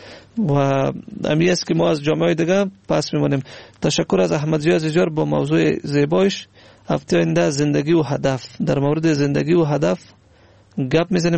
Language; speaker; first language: Persian; native; Persian